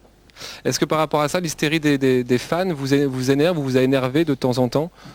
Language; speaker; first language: French; native; French